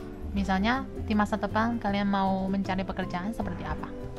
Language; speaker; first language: Indonesian; non-native, fluent; Chinese